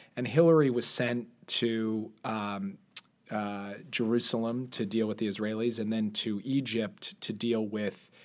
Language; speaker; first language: English; native; English